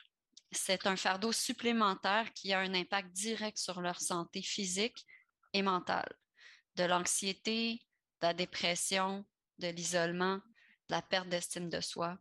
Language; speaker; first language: French; native; French